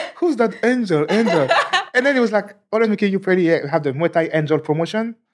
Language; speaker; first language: English; non-native, fluent; French